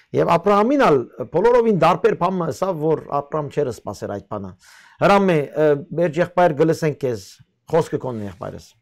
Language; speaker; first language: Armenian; early bilingual, heritage; Armenian